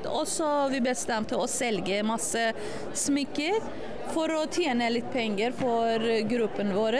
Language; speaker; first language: Norwegian; non-native, fluent; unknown